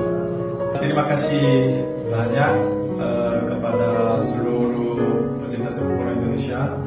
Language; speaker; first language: Indonesian; non-native, fluent; Korean